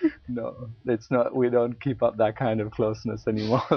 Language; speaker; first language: English; non-native, local second language; Urdu